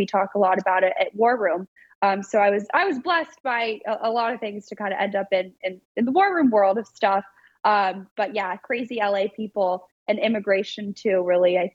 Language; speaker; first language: English; native; English